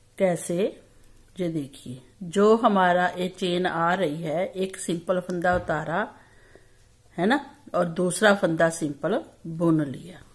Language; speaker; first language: Hindi; native; Hindi